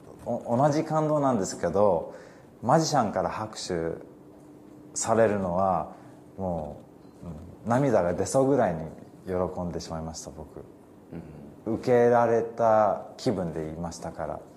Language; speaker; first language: Japanese; early bilingual, heritage; English